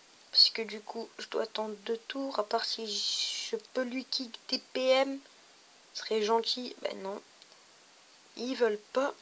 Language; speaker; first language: French; native; French